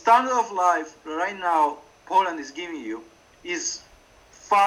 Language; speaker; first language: English; non-native, fluent; Italian